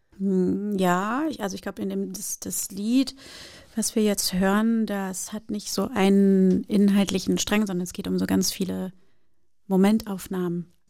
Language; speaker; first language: German; early bilingual, other home language; Portuguese